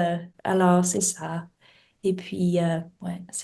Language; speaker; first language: French; non-native, learner; English